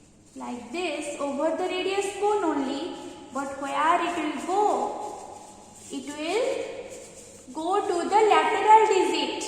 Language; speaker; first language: English; non-native, local second language; Hindi